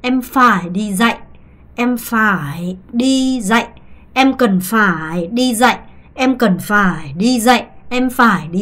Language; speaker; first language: Vietnamese; non-native, fluent; Korean